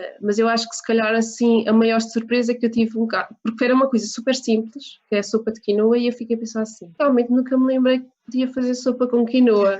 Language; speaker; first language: Portuguese; native; Portuguese